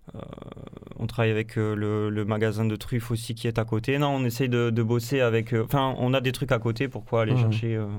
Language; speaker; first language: French; native; French